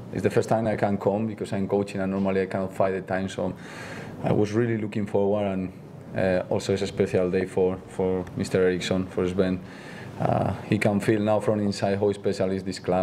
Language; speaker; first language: English; non-native, fluent; Spanish